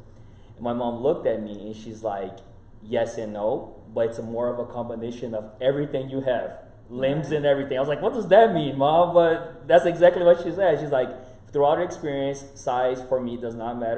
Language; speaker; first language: English; non-native, fluent; Portuguese